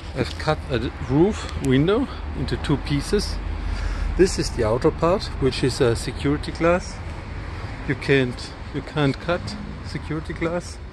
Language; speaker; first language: English; non-native, fluent; German